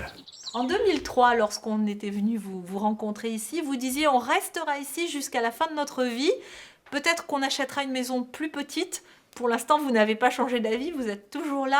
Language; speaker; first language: French; native; French